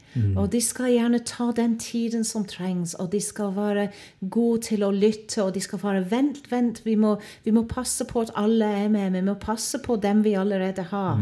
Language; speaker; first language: Norwegian; non-native, fluent; English